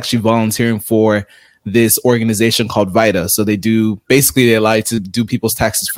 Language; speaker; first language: English; native; English